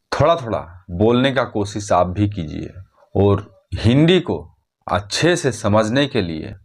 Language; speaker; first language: Hindi; non-native, fluent; Bangla